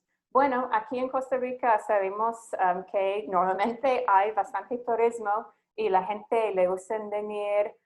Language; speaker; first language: Spanish; non-native, fluent; English